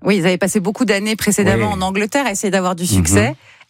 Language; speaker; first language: French; native; French